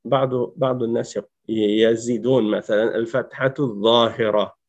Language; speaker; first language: Arabic; non-native, fluent; French